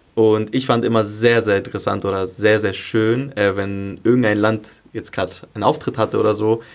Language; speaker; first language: German; early bilingual, other home language; Greek